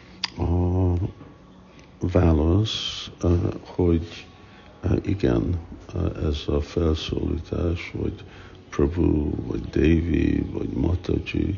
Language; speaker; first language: Hungarian; early bilingual, heritage; Hungarian